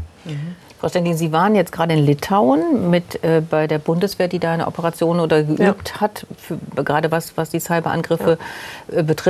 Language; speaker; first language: German; native; German